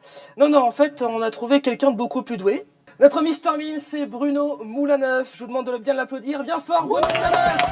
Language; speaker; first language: French; native; French